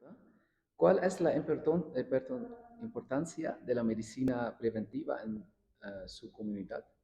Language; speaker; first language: Spanish; non-native, learner; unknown